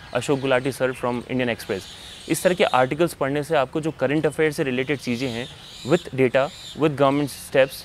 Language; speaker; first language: Hindi; native; Hindi